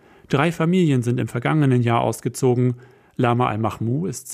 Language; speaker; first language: German; native; German